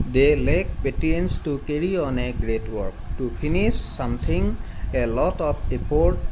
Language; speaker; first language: English; non-native, local second language; Assamese